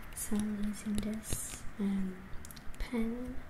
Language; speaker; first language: English; non-native, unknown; Dutch